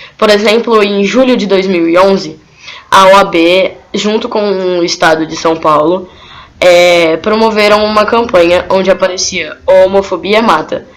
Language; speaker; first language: Portuguese; native; Portuguese